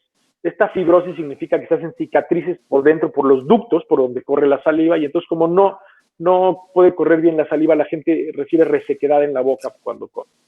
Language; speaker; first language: Spanish; native; Spanish